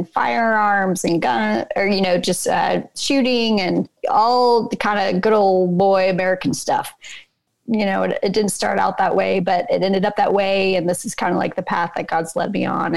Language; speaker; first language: English; native; English